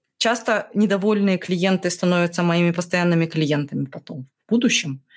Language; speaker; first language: Russian; native; Russian